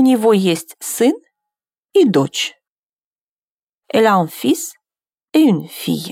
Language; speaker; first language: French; non-native, fluent; Russian